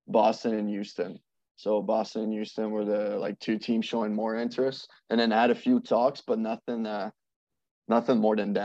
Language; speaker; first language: English; non-native, fluent; French